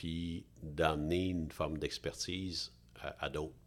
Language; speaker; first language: French; native; French